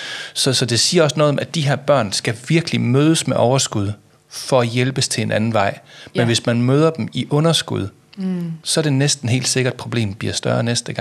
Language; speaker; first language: Danish; native; Danish